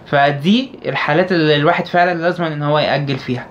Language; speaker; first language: Arabic; native; Arabic